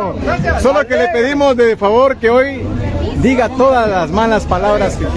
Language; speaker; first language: Spanish; native; Spanish